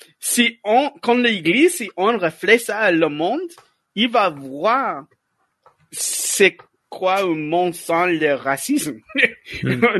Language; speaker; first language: French; non-native, learner; English